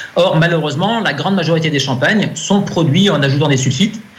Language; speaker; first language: French; native; French